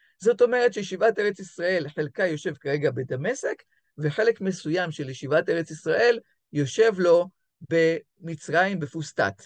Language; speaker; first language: Hebrew; native; Hebrew